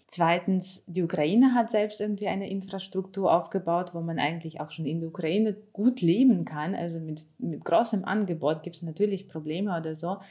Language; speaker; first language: German; non-native, fluent; Ukrainian